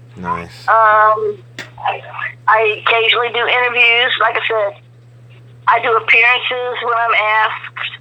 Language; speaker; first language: English; native; English